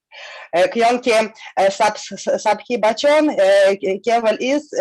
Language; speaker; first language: Hindi; non-native, learner; Russian